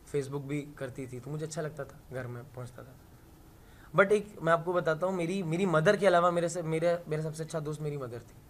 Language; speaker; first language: Hindi; native; Hindi